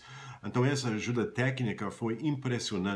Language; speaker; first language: Portuguese; non-native, fluent; English